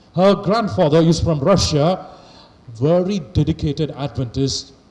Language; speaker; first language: English; non-native, local second language; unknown